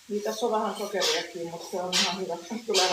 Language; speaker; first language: Finnish; native; Finnish